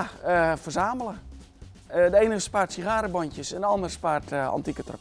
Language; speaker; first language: Dutch; native; Dutch